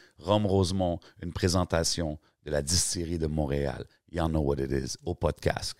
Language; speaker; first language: French; native; French